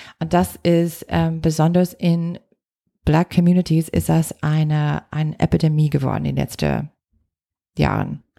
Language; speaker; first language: German; non-native, fluent; English